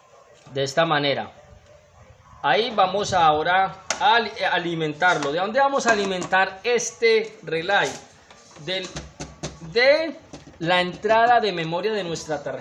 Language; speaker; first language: Spanish; native; Spanish